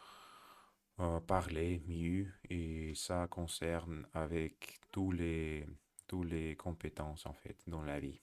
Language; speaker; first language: French; non-native, learner; Russian